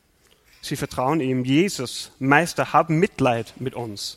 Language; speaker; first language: German; non-native, fluent; English